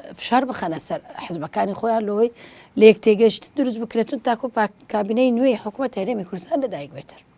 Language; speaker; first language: Central Kurdish; non-native, local second language; Turkish